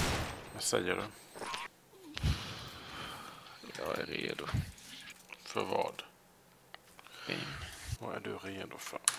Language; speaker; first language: Swedish; native; Swedish